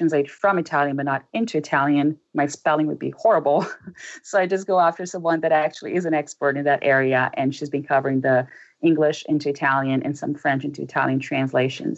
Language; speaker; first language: English; non-native, fluent; Portuguese